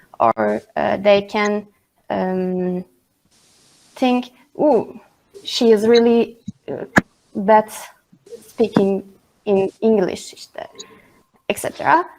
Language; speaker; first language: English; non-native, learner; Turkish